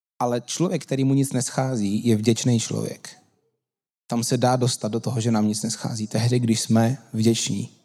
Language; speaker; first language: Czech; native; Czech